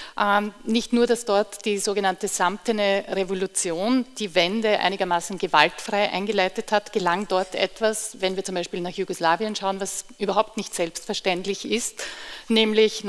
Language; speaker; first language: German; native; German